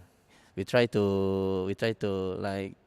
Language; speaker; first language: English; non-native, learner; Indonesian